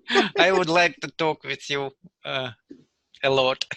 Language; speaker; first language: English; non-native, learner; Russian